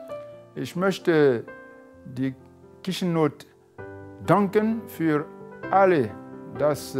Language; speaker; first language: German; non-native, learner; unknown